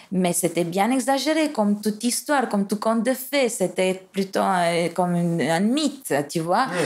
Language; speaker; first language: French; non-native, fluent; Romanian